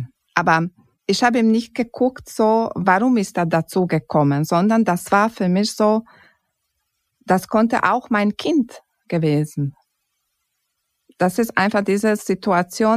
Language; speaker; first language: German; non-native, fluent; Croatian